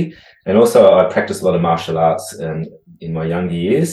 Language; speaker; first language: English; native; English